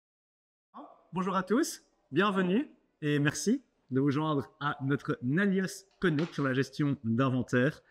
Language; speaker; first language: French; native; French